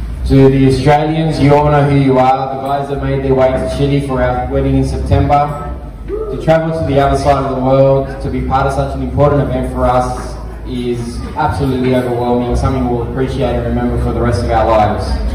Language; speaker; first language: English; native; English